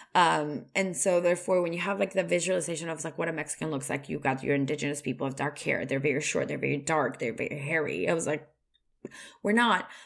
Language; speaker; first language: English; non-native, fluent; Spanish